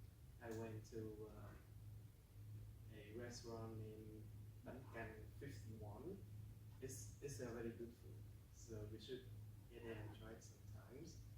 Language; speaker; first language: English; non-native, learner; Vietnamese